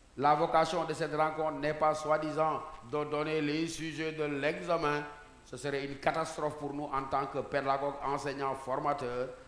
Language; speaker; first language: French; non-native, local second language; Wolof